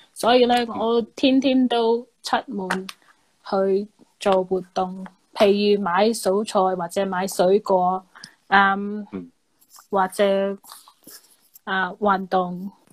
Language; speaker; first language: Cantonese; non-native, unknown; English